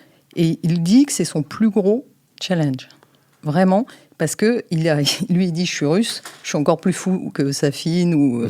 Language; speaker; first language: French; native; French